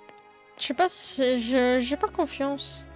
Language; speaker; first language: French; native; French